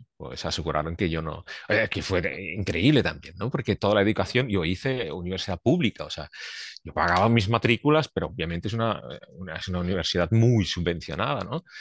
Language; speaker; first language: Spanish; non-native, fluent; Swiss German